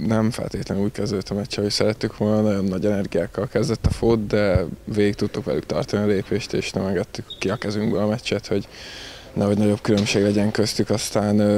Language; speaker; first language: Hungarian; native; Hungarian